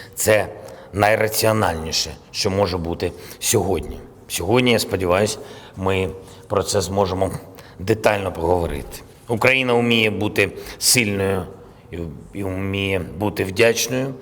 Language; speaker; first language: Ukrainian; non-native, local second language; Russian